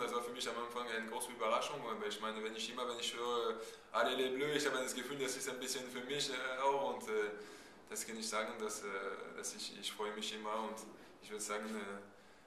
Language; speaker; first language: German; non-native, fluent; French